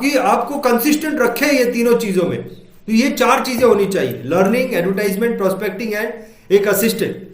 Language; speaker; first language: Hindi; native; Hindi